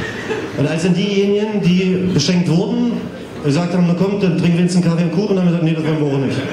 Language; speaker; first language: German; native; German